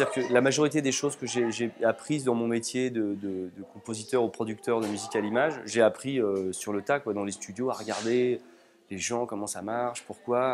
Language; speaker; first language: French; native; French